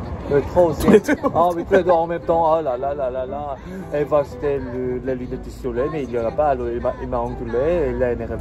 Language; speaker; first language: French; non-native, learner; Korean